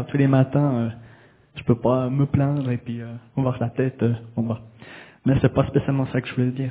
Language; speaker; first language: French; native; French